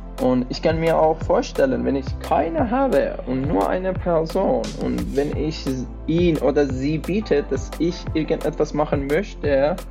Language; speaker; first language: German; non-native, fluent; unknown